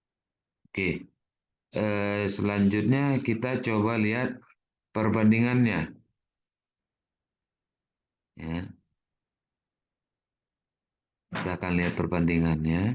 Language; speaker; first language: Indonesian; native; Indonesian